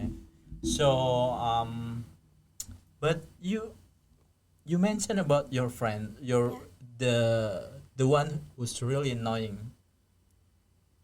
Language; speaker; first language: English; non-native, fluent; Indonesian